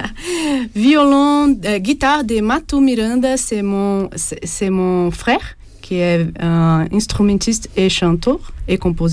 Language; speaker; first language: French; non-native, fluent; Portuguese